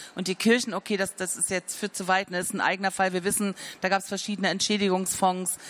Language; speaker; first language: German; native; German